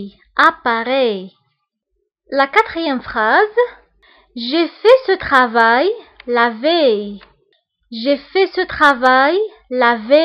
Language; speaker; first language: French; non-native, local second language; Arabic